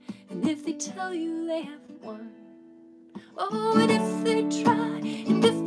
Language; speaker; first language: English; native; English